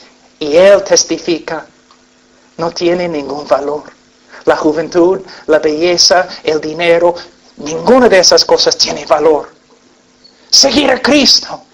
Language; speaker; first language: Spanish; non-native, fluent; English